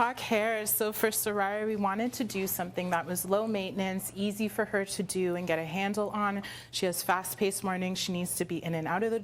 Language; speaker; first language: English; native; English